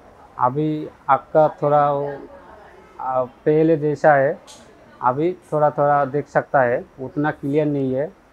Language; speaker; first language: Hindi; non-native, local second language; Bangla